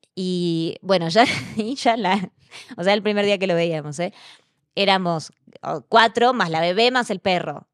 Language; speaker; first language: Spanish; native; Spanish